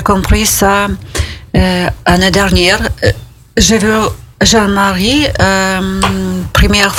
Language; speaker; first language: French; non-native, learner; Ukrainian